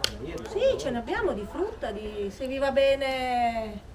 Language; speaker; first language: Italian; native; Italian